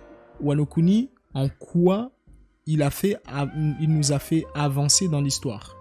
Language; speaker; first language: French; native; French